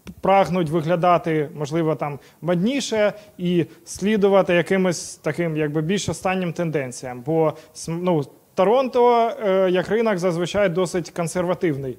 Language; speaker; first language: Ukrainian; non-native, local second language; Russian